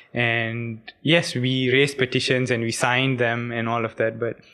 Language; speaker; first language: English; non-native, local second language; Tamil